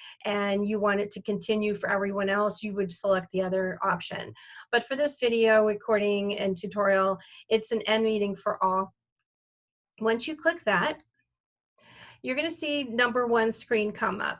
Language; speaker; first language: English; native; English